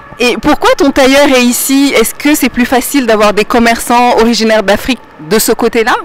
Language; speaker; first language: French; native; French